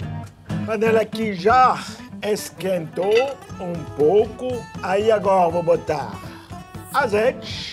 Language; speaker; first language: Portuguese; non-native, fluent; French